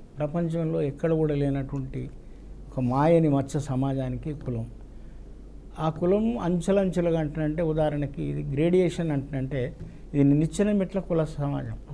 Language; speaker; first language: Telugu; native; Telugu